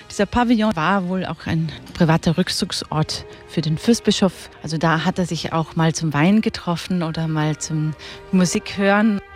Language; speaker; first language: German; native; German